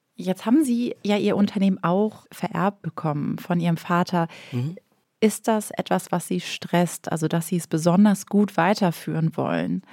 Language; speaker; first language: German; native; German